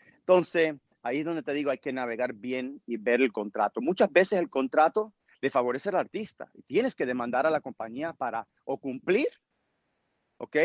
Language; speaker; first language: Spanish; early bilingual, heritage; Spanish